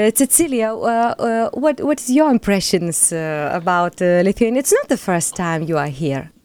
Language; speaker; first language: English; non-native, learner; Lithuanian